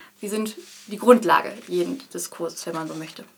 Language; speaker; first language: German; native; German